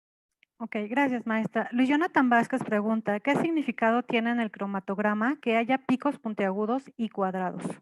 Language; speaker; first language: Spanish; native; Spanish